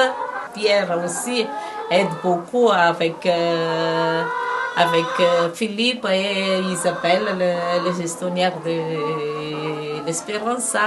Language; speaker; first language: French; non-native, local second language; Malagasy